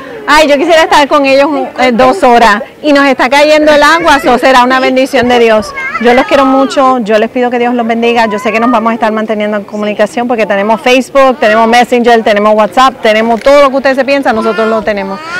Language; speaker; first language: Spanish; native; Spanish